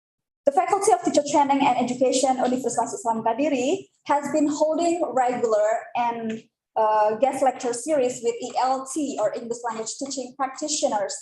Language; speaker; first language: English; non-native, fluent; Indonesian